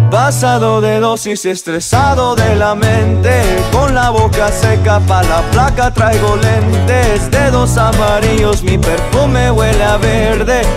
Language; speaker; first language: Spanish; early bilingual, heritage; Spanish